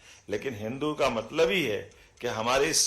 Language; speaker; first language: Hindi; native; Hindi